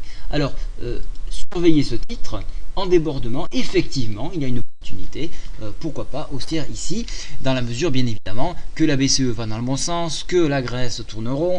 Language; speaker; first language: French; native; French